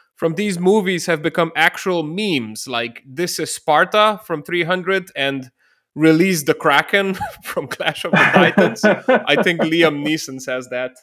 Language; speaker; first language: English; non-native, fluent; Slovenian